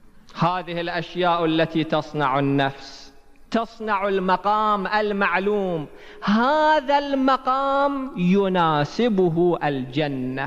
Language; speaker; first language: Arabic; native; Arabic